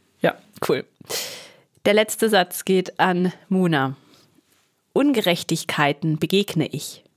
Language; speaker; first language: German; native; German